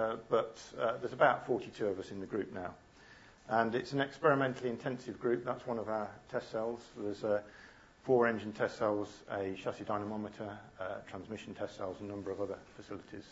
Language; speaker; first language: English; native; English